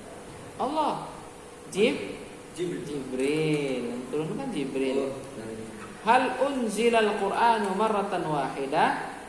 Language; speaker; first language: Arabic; non-native, fluent; Indonesian